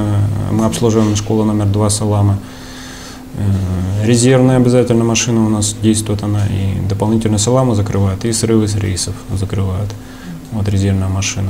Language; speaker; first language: Russian; native; Russian